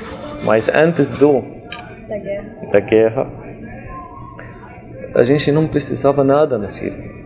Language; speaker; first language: Portuguese; non-native, fluent; Arabic